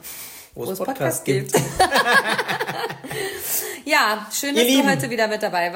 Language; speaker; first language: German; native; German